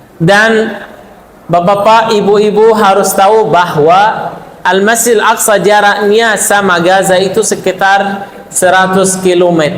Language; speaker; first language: Indonesian; non-native, fluent; Arabic